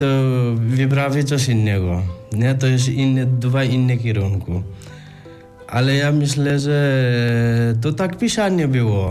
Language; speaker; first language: Polish; non-native, learner; Nepali